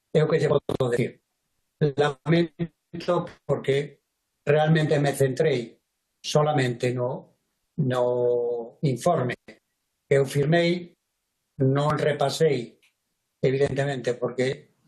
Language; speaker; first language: Galician; non-native, local second language; Spanish